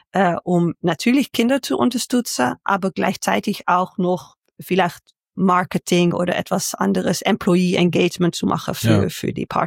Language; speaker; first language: German; non-native, learner; Dutch